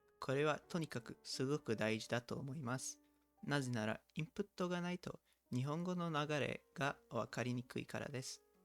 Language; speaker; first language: Japanese; non-native, learner; English